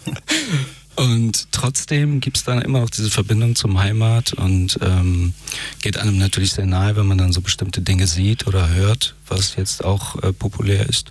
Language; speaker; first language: German; early bilingual, other home language; Persian